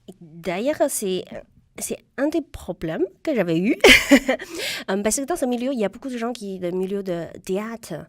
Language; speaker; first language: French; non-native, fluent; Chinese